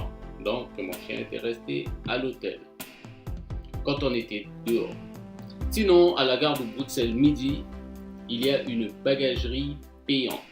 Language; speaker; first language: French; non-native, fluent; Japanese